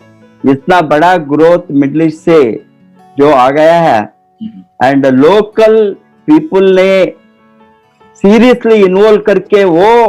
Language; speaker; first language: Hindi; non-native, local second language; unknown